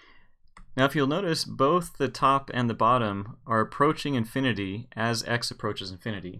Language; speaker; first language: English; native; English